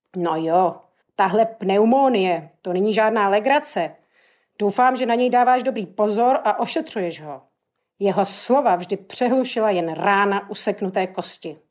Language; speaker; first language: Czech; native; Czech